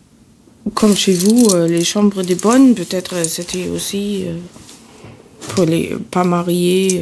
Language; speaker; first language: French; non-native, fluent; German